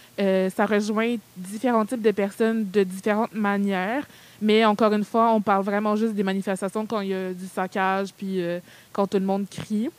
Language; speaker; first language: French; native; French